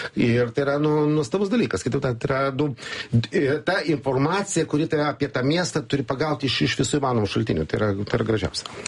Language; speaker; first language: Lithuanian; native; Lithuanian